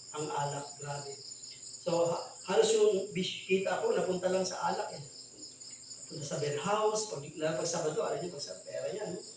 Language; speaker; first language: Filipino; non-native, local second language; Masbatenyo